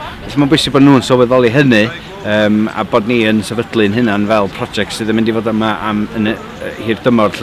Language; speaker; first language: Welsh; native; Welsh